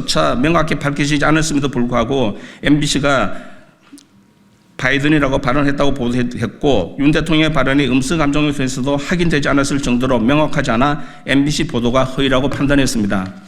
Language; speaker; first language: Korean; native; Korean